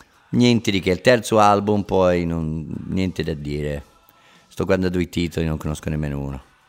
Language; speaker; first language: Italian; non-native, fluent; English